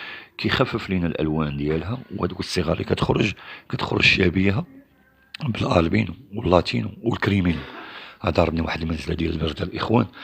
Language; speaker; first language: Arabic; native; Arabic